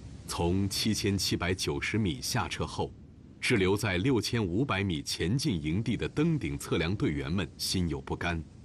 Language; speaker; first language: Chinese; native; Chinese